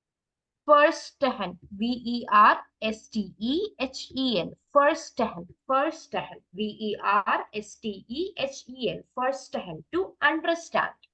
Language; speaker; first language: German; non-native, fluent; Malayalam